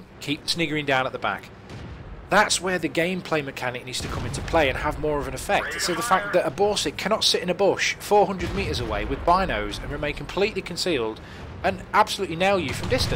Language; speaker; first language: English; native; English